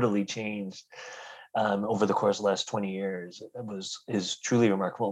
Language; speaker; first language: English; native; English